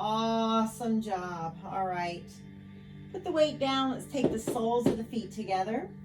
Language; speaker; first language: English; native; English